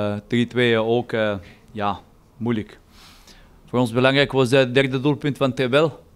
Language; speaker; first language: Dutch; non-native, fluent; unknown